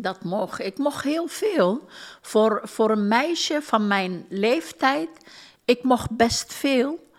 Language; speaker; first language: Dutch; non-native, fluent; Turkish